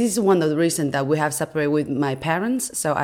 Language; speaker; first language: English; non-native, fluent; Chinese